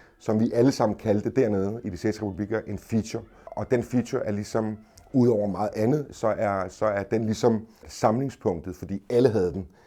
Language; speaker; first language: Danish; early bilingual, other home language; Macedonian